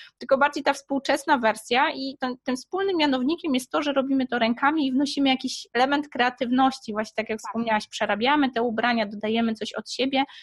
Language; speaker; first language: Polish; native; Polish